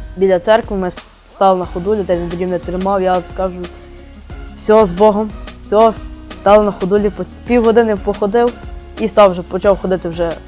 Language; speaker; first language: Ukrainian; native; Ukrainian